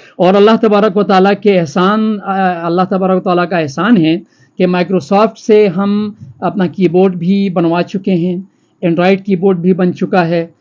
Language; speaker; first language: Urdu; non-native, local second language; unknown